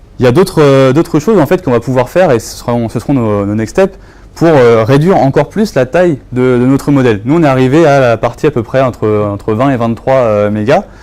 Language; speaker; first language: French; native; French